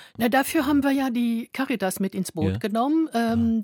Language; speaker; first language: German; non-native, fluent; French